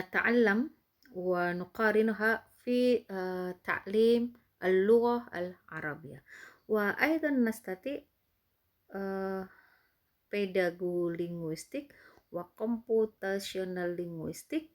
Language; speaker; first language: Arabic; non-native, fluent; Indonesian